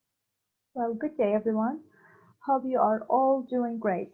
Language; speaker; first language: English; non-native, fluent; Arabic